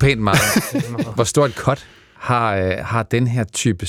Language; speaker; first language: Danish; native; Danish